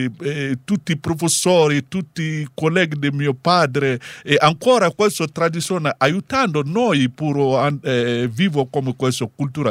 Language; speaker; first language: Italian; non-native, learner; Bambara